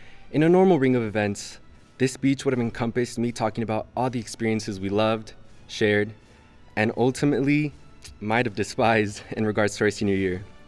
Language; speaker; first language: English; early bilingual, other home language; Spanish